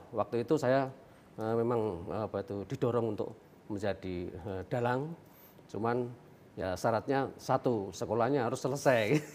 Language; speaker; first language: Indonesian; non-native, local second language; Javanese